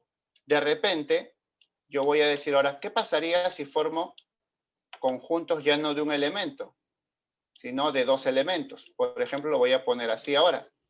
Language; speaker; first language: Spanish; native; Spanish